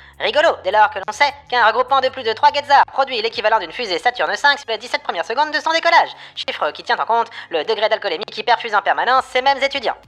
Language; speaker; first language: French; native; French